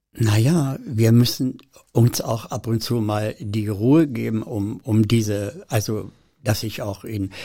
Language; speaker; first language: German; native; German